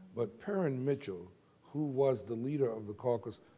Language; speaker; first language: English; native; English